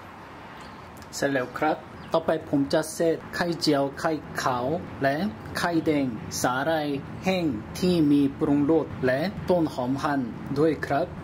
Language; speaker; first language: Thai; non-native, learner; Korean